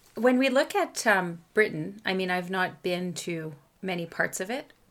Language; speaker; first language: English; non-native, fluent; French